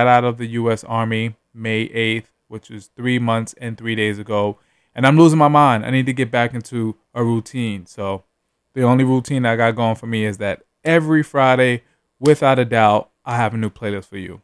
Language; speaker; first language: English; native; English